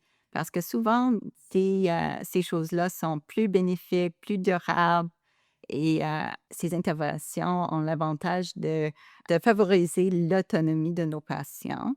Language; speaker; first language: French; non-native, local second language; English